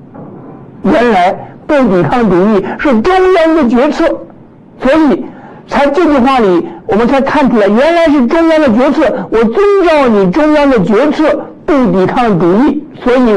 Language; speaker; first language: Chinese; native; Chinese